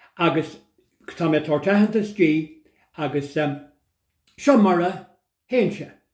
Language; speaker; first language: Irish; native; Irish